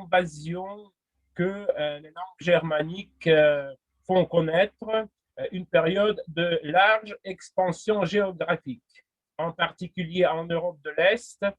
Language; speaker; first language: French; non-native, fluent; Russian